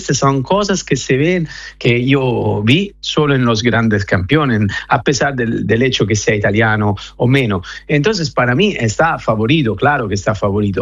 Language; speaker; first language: Spanish; non-native, fluent; Italian